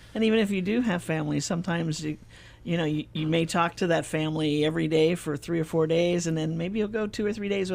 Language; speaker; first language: English; native; English